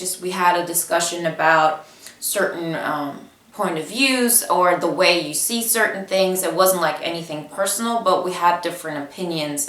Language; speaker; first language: English; non-native, fluent; Bulgarian